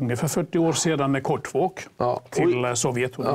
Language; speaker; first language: Swedish; non-native, fluent; Finnish